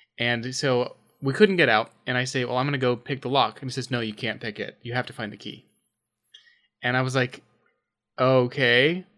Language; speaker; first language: English; native; English